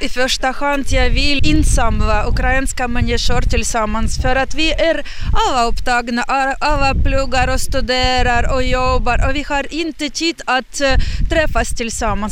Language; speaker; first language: Swedish; non-native, learner; Ukrainian